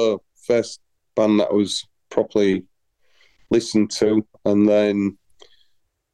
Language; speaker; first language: English; native; English